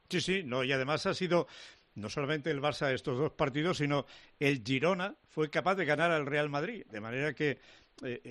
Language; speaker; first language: Spanish; native; Spanish